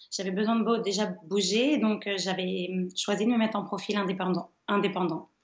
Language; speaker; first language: French; native; French